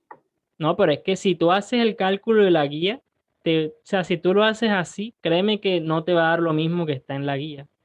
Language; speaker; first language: Spanish; native; Spanish